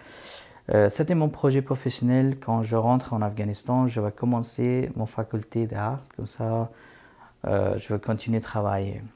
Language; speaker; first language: French; non-native, fluent; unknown